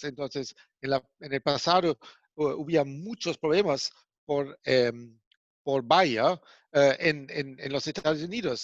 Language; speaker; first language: Spanish; non-native, fluent; German